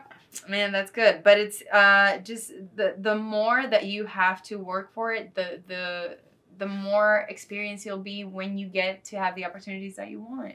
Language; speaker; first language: English; non-native, fluent; Spanish